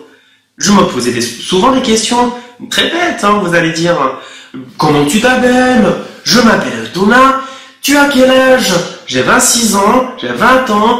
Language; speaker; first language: French; non-native, fluent; Chinese